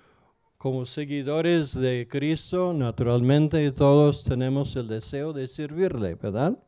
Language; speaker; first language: Spanish; non-native, fluent; English